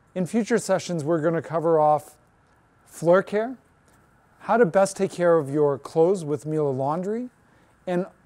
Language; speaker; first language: English; native; English